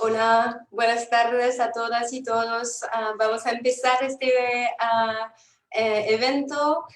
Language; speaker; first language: Spanish; non-native, fluent; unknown